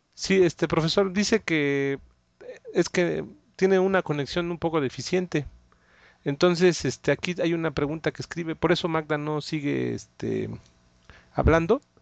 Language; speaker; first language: Spanish; native; Spanish